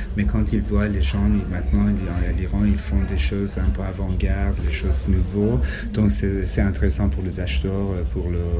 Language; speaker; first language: French; non-native, learner; Persian